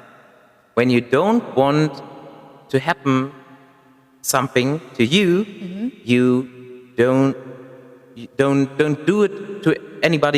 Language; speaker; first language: English; non-native, fluent; German